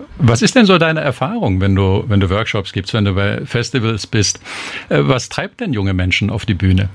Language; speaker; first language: German; native; German